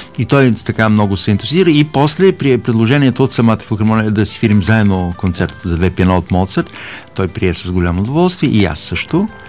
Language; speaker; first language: Bulgarian; native; Bulgarian